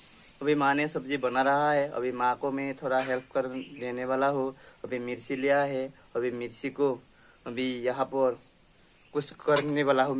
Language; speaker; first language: Hindi; non-native, local second language; Assamese